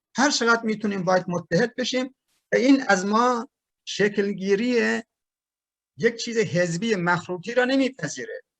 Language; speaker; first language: Persian; non-native, local second language; Turkmen